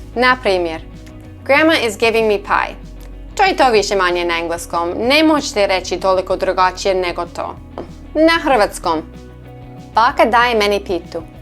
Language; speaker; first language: Croatian; non-native, learner; English